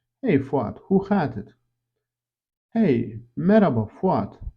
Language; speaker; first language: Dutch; non-native, fluent; Turkish